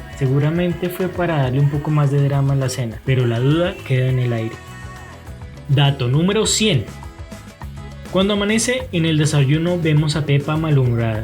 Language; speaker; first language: Spanish; native; Spanish